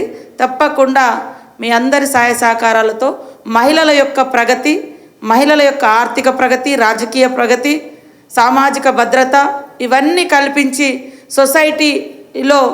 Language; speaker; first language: Telugu; native; Telugu